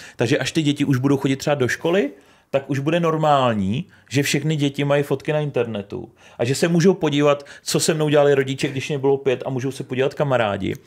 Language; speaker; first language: Czech; native; Czech